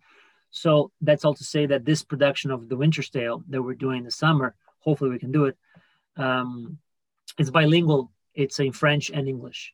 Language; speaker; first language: English; non-native, fluent; Portuguese